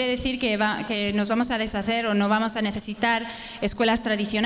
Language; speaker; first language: Spanish; native; Spanish